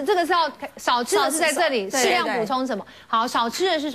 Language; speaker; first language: Chinese; native; Chinese